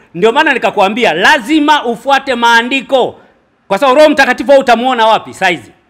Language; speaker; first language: Swahili; native; Swahili